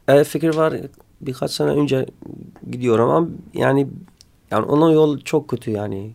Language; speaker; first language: Turkish; non-native, learner; Kurdish